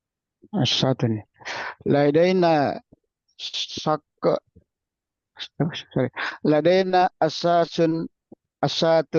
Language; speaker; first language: Arabic; non-native, learner; Indonesian